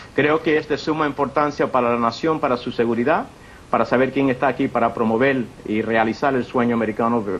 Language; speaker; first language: Spanish; early bilingual, heritage; Spanish